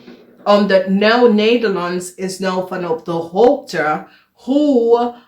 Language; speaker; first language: Dutch; non-native, fluent; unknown